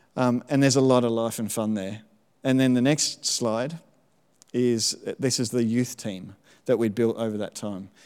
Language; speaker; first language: English; native; English